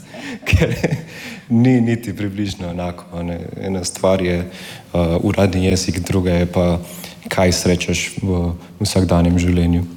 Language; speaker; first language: Slovenian; non-native, fluent; Spanish